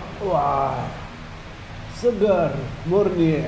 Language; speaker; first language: Indonesian; non-native, learner; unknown